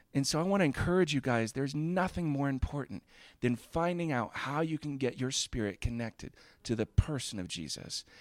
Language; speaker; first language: English; native; English